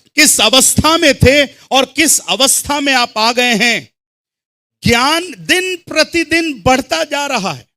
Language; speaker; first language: Hindi; non-native, local second language; Telugu